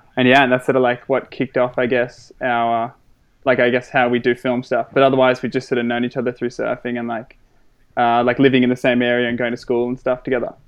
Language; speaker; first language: English; native; English